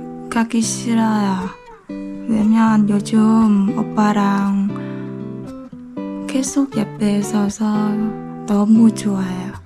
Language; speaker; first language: Korean; non-native, learner; Vietnamese